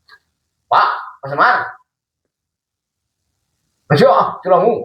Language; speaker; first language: Indonesian; non-native, local second language; Sundanese